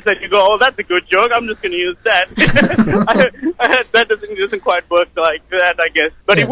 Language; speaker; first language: English; non-native, local second language; Sinhala